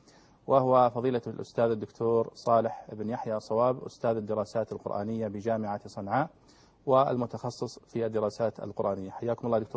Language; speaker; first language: Arabic; native; Arabic